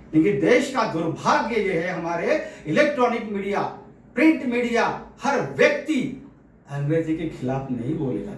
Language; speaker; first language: Hindi; native; Hindi